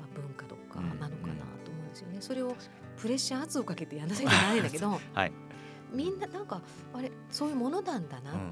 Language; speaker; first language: Japanese; early bilingual, heritage; English